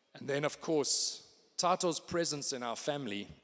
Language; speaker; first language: English; native; English